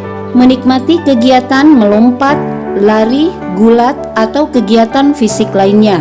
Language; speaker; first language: Indonesian; non-native, local second language; Buginese